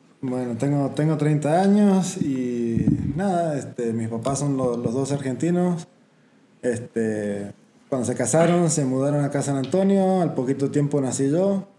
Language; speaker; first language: Spanish; native; Spanish